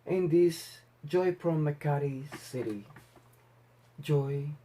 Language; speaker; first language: English; non-native, local second language; Filipino